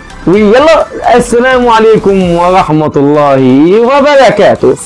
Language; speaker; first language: Arabic; native; Arabic